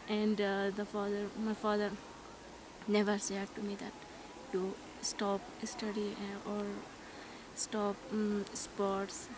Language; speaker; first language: English; non-native, learner; Persian